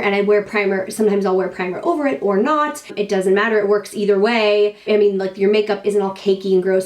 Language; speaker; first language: English; native; English